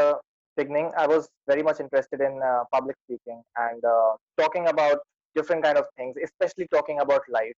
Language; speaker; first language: English; non-native, local second language; Hindi